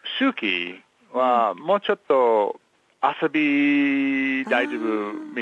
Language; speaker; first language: Japanese; non-native, learner; English